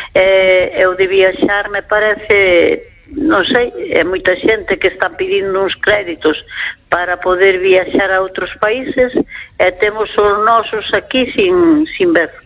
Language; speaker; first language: Galician; native; Galician